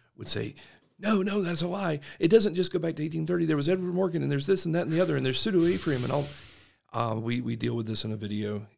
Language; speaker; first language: English; native; English